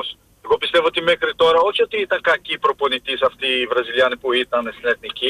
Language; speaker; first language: Greek; non-native, fluent; Portuguese